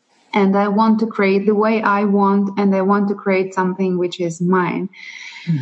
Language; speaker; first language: English; non-native, fluent; Russian